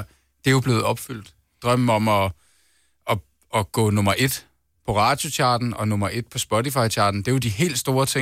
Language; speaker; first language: Danish; native; Danish